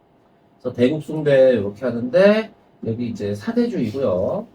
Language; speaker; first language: Korean; native; Korean